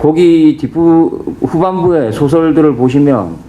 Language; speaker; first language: Korean; native; Korean